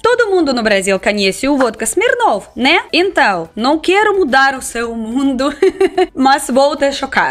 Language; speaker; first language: Portuguese; non-native, fluent; Russian